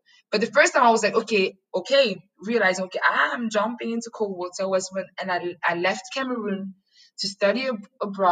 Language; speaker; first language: English; non-native, local second language; French